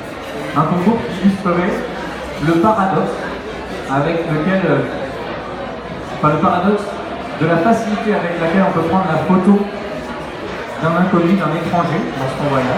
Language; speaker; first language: French; native; French